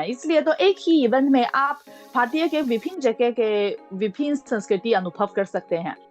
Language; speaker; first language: Hindi; non-native, fluent; Chinese